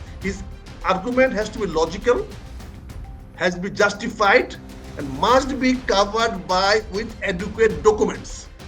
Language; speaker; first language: English; non-native, local second language; Bangla